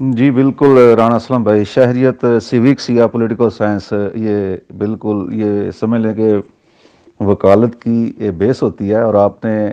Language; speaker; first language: Urdu; non-native, local second language; Haryanvi